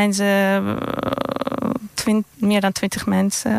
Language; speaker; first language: Dutch; non-native, fluent; Turkish